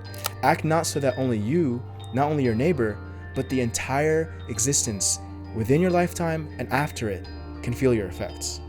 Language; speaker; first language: English; native; English